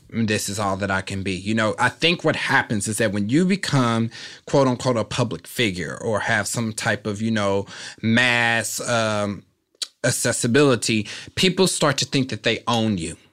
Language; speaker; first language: English; native; English